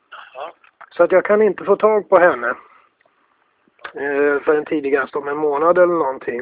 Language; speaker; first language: Swedish; native; Swedish